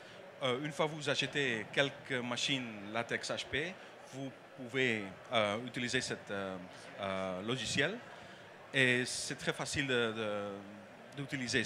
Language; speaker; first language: French; non-native, learner; Dutch